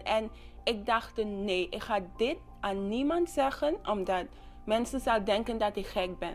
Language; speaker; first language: Dutch; non-native, local second language; English